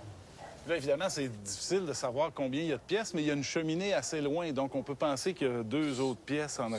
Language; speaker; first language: French; native; French